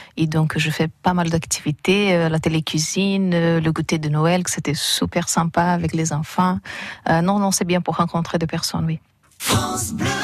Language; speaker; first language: French; non-native, learner; Portuguese